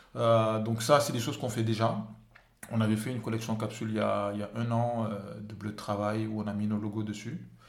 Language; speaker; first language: French; non-native, local second language; Wolof